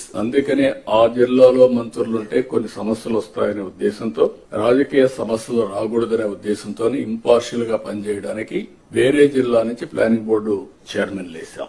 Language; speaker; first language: Telugu; native; Telugu